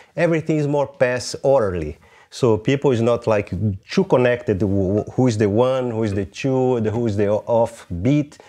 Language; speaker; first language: English; non-native, fluent; Portuguese